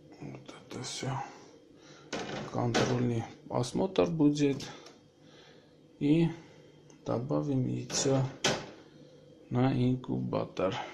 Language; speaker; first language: Russian; non-native, local second language; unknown